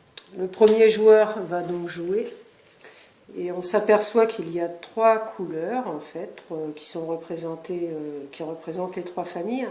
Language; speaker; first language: French; native; French